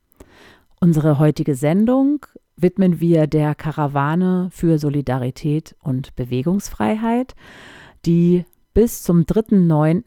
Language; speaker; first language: German; native; German